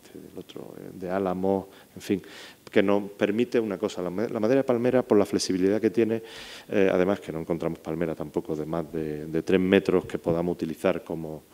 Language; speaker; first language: Spanish; native; Spanish